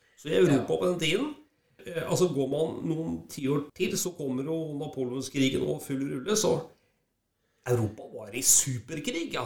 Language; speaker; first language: Norwegian; native; Norwegian